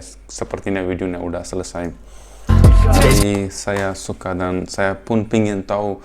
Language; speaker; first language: Indonesian; non-native, fluent; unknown